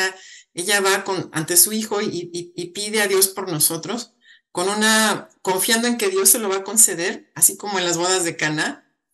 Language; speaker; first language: Spanish; native; Spanish